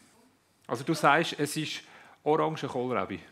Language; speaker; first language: German; native; German